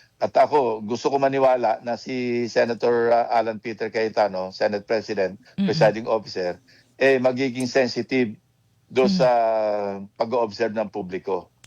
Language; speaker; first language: Filipino; native; Filipino